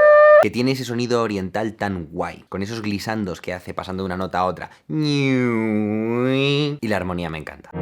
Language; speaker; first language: Spanish; native; Spanish